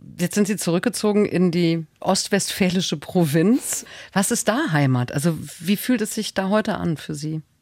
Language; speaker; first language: German; native; German